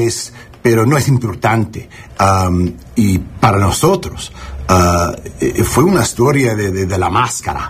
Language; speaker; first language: Spanish; non-native, learner; English